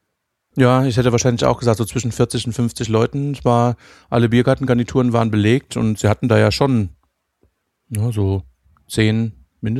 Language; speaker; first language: German; native; German